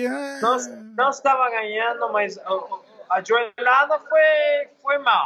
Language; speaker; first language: Portuguese; non-native, learner; English